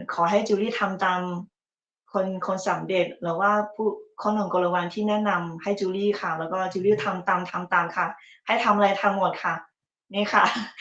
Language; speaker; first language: Thai; early bilingual, other home language; Chinese